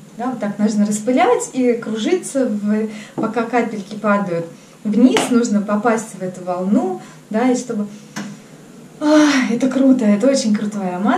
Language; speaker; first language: Russian; native; Russian